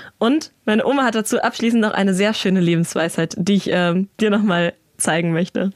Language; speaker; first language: German; native; German